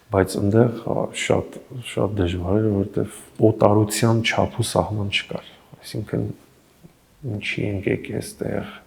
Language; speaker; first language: Armenian; early bilingual, heritage; Armenian